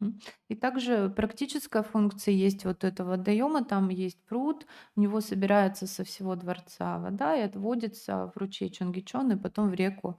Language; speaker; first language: Russian; native; Russian